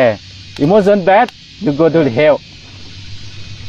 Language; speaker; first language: English; non-native, learner; Thai